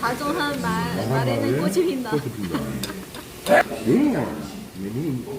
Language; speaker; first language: Korean; non-native, local second language; Chinese